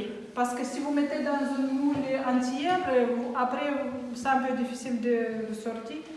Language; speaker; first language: French; non-native, learner; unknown